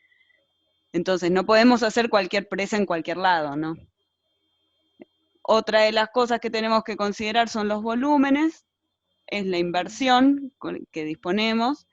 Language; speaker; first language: Spanish; native; Spanish